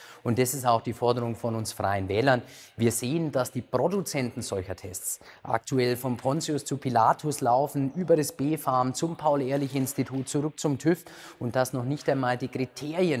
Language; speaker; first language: German; native; German